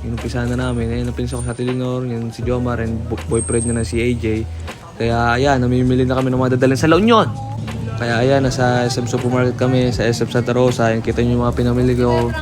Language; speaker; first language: Filipino; early bilingual, heritage; Filipino